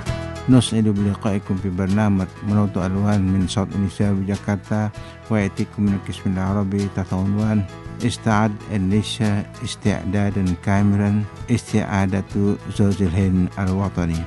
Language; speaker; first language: Arabic; non-native, fluent; Indonesian